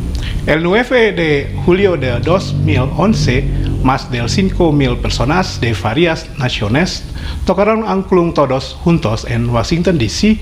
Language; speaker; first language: Spanish; non-native, fluent; Indonesian